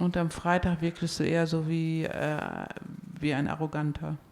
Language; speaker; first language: German; native; German